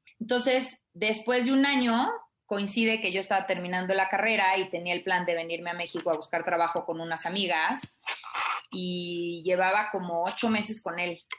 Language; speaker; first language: Spanish; native; Spanish